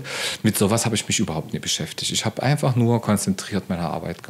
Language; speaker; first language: German; native; German